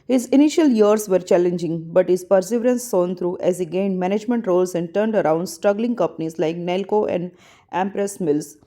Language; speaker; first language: English; non-native, local second language; Gujarati